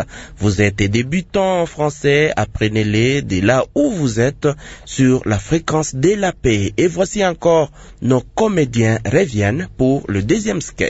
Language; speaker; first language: French; non-native, local second language; Lingala